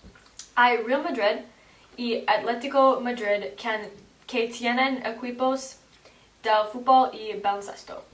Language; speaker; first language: Spanish; non-native, learner; English